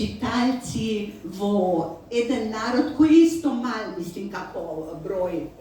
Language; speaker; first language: Macedonian; non-native, learner; Slovenian